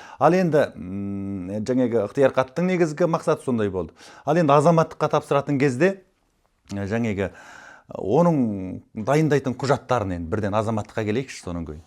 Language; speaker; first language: Kazakh; early bilingual, heritage; Kazakh